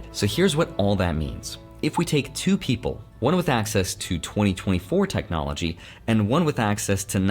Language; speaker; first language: English; native; English